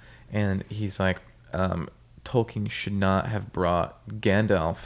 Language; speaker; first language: English; native; English